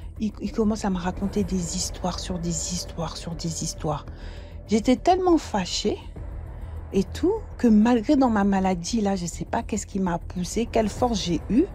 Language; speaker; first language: French; native; French